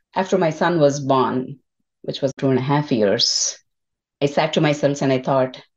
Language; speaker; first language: English; non-native, local second language; Telugu